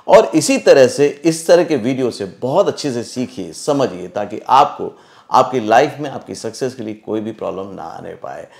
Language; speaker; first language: Hindi; native; Hindi